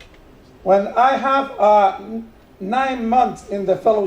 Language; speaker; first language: English; non-native, learner; Spanish